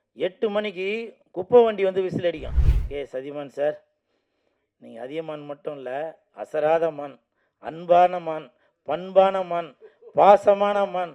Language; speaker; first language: Tamil; native; Tamil